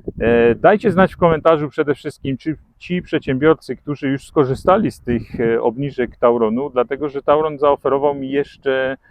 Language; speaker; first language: Polish; native; Polish